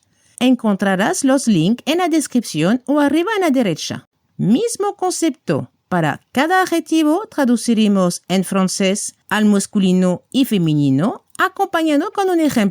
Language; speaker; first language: Spanish; non-native, fluent; French